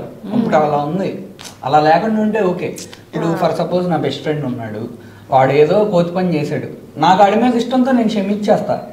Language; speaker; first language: Telugu; native; Telugu